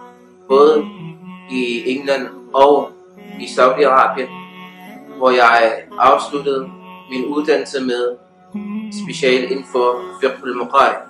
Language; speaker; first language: Danish; early bilingual, other home language; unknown